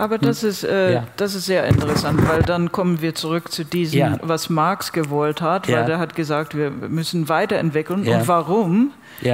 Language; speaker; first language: German; non-native, fluent; English